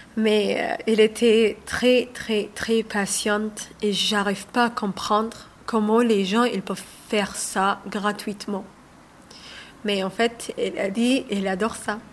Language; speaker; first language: French; non-native, learner; Somali